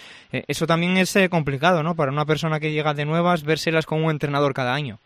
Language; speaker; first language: Spanish; native; Spanish